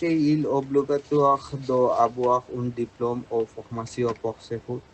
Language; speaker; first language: French; non-native, learner; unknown